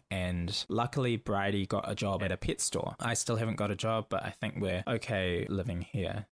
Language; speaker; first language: English; native; English